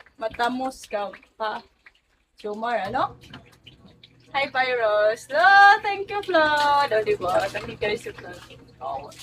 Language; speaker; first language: Filipino; non-native, local second language; Cebuano